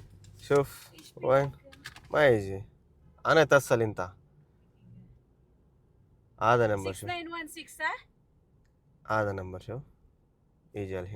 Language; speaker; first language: Arabic; non-native, learner; Telugu